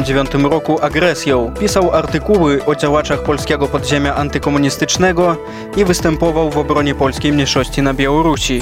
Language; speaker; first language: Polish; native; Polish